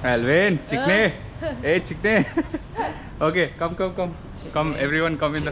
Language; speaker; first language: English; non-native, local second language; Hindi